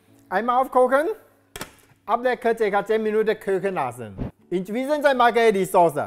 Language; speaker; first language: German; non-native, learner; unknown